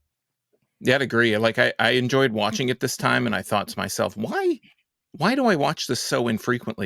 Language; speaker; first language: English; native; English